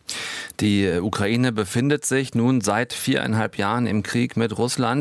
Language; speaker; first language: German; native; German